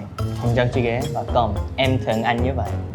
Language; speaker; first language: Vietnamese; non-native, learner; Korean